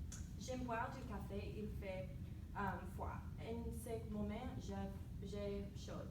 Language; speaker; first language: French; non-native, learner; English